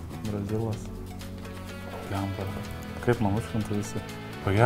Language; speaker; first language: Lithuanian; native; Lithuanian